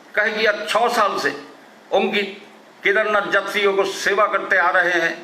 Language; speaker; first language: Hindi; non-native, local second language; Bangla